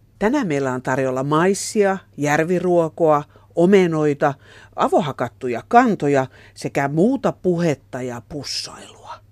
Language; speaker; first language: Finnish; native; Finnish